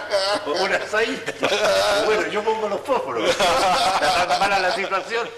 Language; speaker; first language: Spanish; native; Spanish